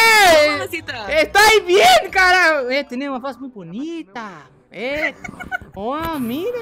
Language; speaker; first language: Spanish; non-native, learner; Portuguese